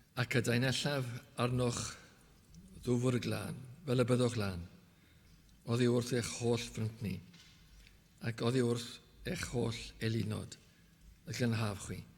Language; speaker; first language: Welsh; native; Welsh